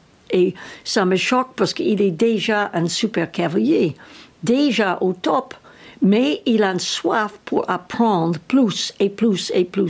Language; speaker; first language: French; non-native, learner; English